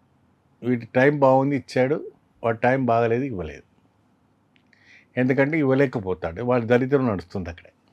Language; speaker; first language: Telugu; non-native, fluent; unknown